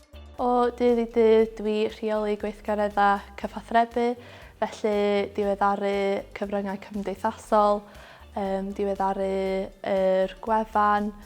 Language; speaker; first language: Welsh; non-native, local second language; English